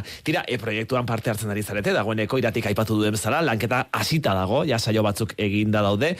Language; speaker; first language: Basque; native; Basque